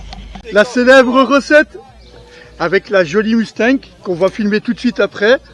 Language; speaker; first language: French; native; French